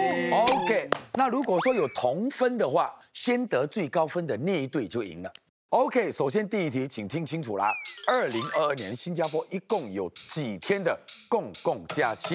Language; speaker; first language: Chinese; native; Chinese